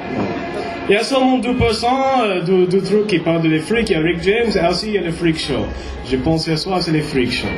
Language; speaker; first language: French; non-native, fluent; English